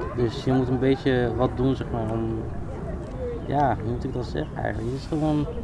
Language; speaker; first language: Dutch; non-native, fluent; Arabic